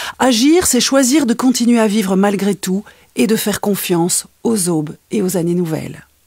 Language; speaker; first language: French; native; French